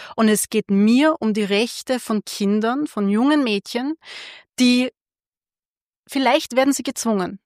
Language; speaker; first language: German; early bilingual, other home language; Hungarian